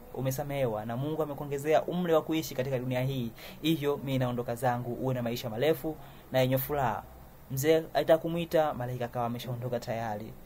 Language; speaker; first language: Swahili; native; Swahili